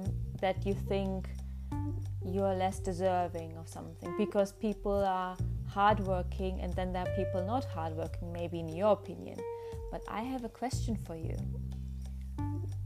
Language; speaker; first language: English; non-native, fluent; German